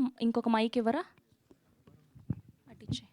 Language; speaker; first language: Telugu; native; Telugu